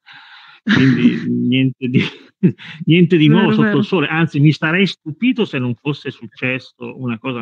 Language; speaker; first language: Italian; native; Italian